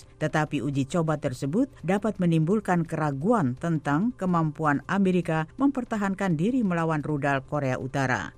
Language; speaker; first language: Indonesian; native; Indonesian